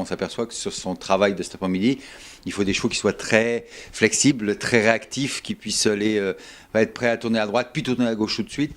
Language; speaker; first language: French; native; French